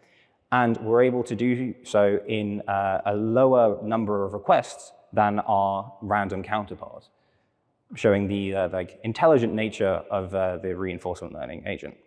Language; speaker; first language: English; native; English